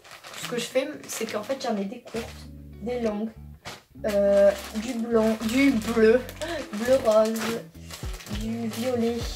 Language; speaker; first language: French; native; French